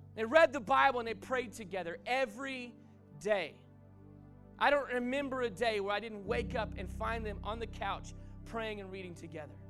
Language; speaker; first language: English; native; English